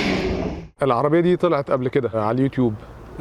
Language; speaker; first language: Arabic; native; Arabic